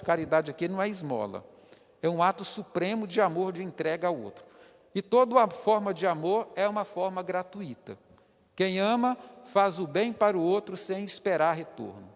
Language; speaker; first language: Portuguese; native; Portuguese